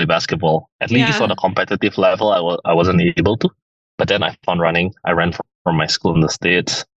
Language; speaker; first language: English; early bilingual, other home language; Indonesian